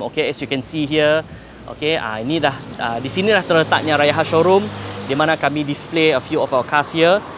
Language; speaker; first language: English; non-native, local second language; Malay